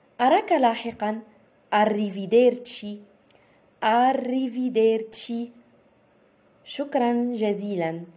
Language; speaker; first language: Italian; non-native, fluent; Arabic